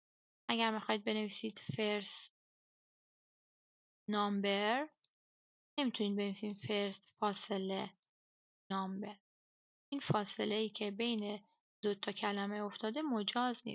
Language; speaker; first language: Persian; native; Persian